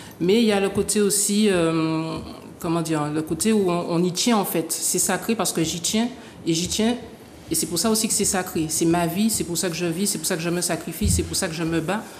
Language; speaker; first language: French; native; French